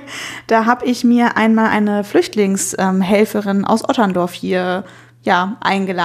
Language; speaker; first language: German; native; German